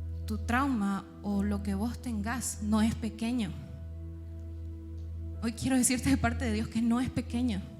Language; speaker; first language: Spanish; native; Spanish